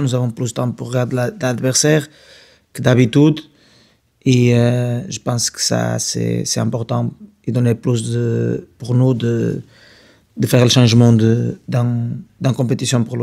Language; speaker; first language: French; non-native, fluent; Portuguese